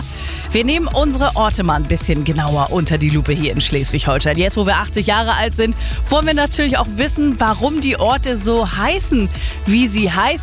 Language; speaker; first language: German; native; German